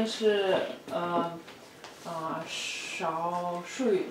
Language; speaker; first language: Chinese; non-native, fluent; Russian